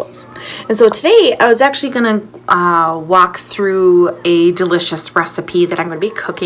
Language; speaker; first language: English; native; English